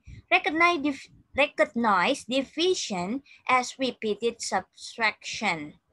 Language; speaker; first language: English; non-native, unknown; Indonesian